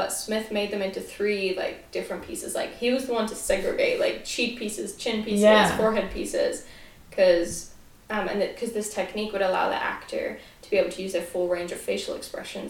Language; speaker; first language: English; native; English